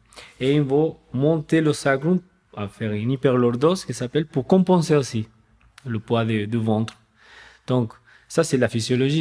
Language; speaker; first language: French; non-native, fluent; Spanish